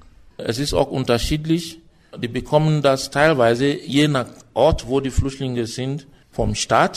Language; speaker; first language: German; non-native, fluent; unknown